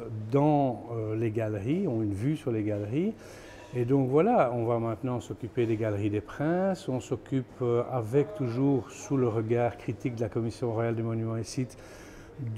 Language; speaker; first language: French; native; French